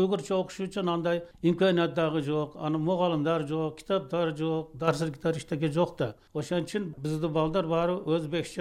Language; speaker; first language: Kyrgyz; non-native, local second language; Uyghur